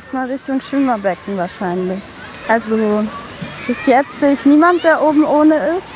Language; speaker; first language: German; native; German